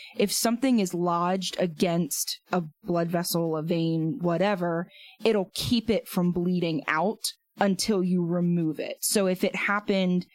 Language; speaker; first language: English; native; English